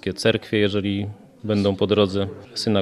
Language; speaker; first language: Polish; native; Polish